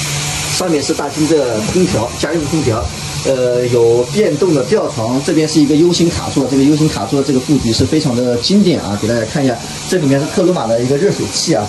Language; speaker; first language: Chinese; native; Chinese